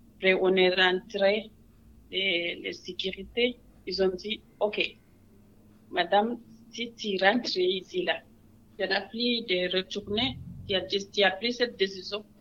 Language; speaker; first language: French; non-native, local second language; Wolof